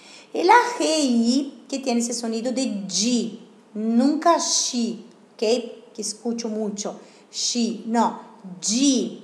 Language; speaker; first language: Spanish; non-native, fluent; Portuguese